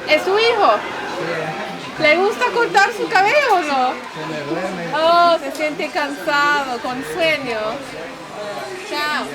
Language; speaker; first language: Spanish; non-native, fluent; English